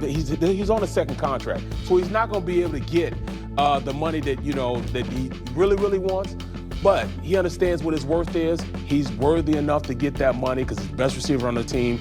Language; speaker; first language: English; native; English